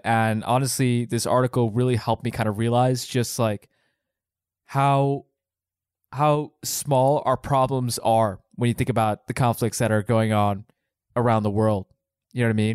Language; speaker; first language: English; native; English